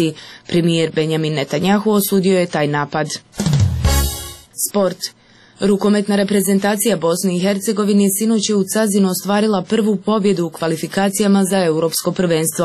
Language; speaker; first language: Croatian; native; Croatian